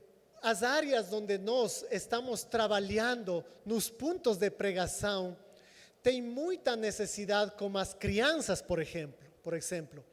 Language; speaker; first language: Portuguese; non-native, fluent; Spanish